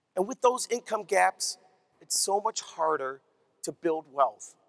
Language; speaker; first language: English; native; English